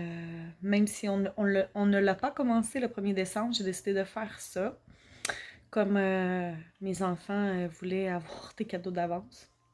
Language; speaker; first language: French; native; French